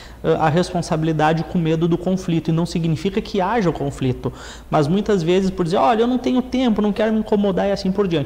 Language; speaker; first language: Portuguese; native; Portuguese